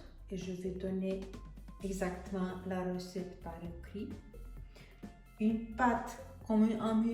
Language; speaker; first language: French; non-native, fluent; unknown